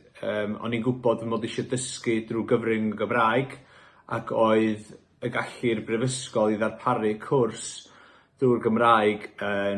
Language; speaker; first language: Welsh; native; Welsh